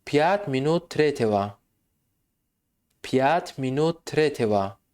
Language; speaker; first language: Russian; non-native, fluent; Tajik